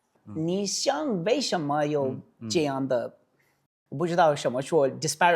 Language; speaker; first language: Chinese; non-native, learner; English